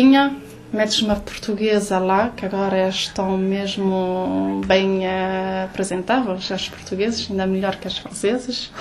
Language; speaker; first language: Portuguese; early bilingual, heritage; Portuguese